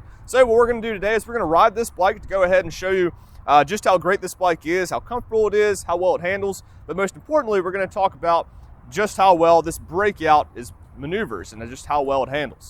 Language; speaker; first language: English; native; English